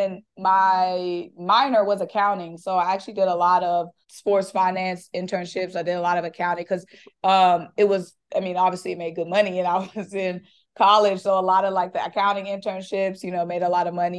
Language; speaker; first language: English; native; English